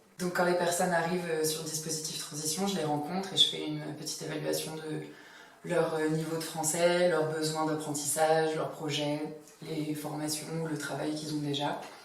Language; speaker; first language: French; native; French